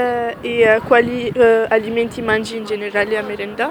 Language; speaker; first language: Italian; non-native, learner; French